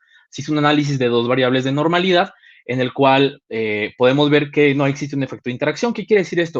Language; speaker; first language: Spanish; native; Spanish